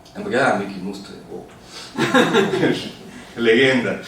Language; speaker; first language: Slovenian; early bilingual, heritage; Slovenian